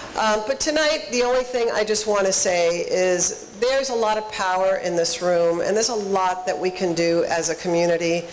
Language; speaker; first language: English; early bilingual, other home language; Spanish